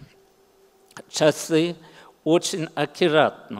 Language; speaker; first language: Russian; early bilingual, heritage; English